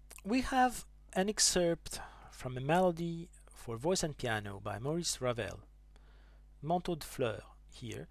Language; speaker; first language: English; non-native, fluent; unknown